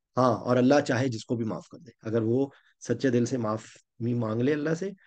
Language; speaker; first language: Urdu; native; Urdu